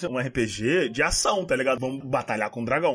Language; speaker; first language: Portuguese; native; Portuguese